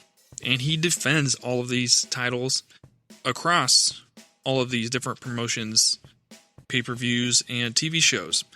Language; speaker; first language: English; native; English